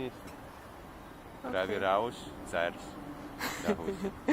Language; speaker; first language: Portuguese; non-native, fluent; Russian